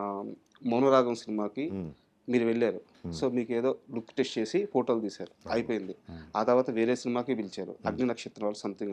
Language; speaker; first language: Telugu; native; Telugu